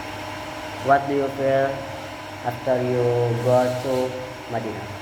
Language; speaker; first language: English; non-native, learner; Indonesian